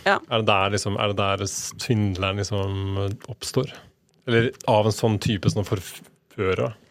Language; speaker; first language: Norwegian; native; Norwegian